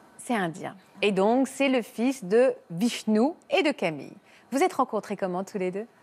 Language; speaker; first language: French; native; French